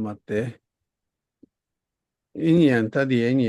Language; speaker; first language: Indonesian; non-native, fluent; Japanese